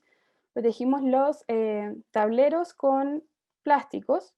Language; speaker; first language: Spanish; native; Spanish